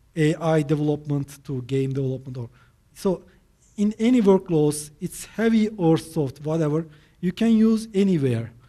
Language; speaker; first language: English; non-native, fluent; Turkish